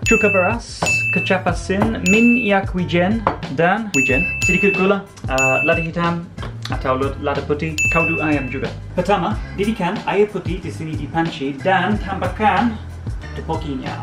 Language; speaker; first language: Indonesian; non-native, learner; English